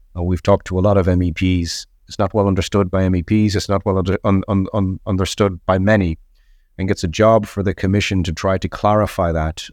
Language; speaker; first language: English; native; English